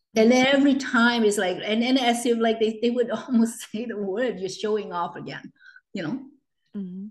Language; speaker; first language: English; non-native, local second language; Cantonese